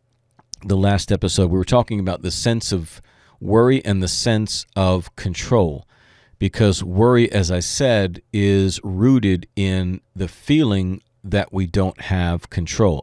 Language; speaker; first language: English; native; English